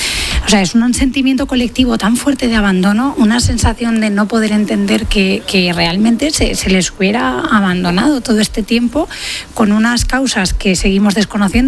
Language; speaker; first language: Spanish; native; Spanish